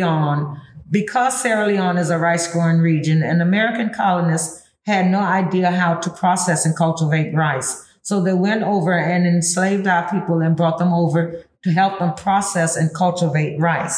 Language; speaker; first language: English; early bilingual, other home language; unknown